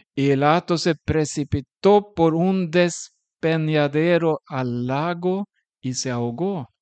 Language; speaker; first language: Spanish; non-native, fluent; Swedish